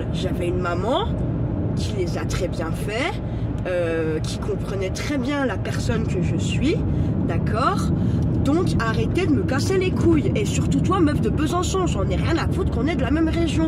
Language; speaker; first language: French; native; French